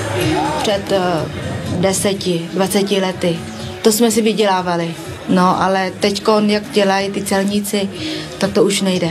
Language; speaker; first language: Czech; non-native, fluent; Vietnamese